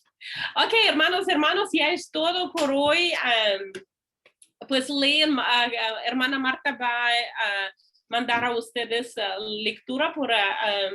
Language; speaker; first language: Spanish; non-native, learner; English